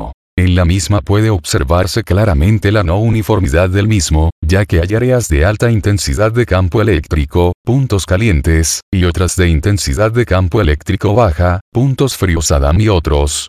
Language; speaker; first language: Spanish; native; Spanish